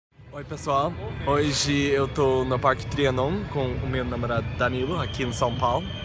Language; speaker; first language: Portuguese; non-native, fluent; English